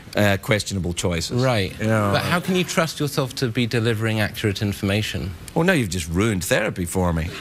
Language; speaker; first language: English; native; English